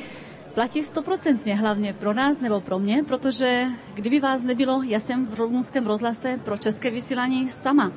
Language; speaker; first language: Czech; early bilingual, heritage; Czech